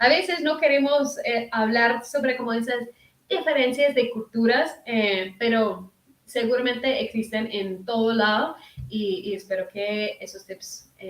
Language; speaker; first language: Spanish; early bilingual, heritage; Spanish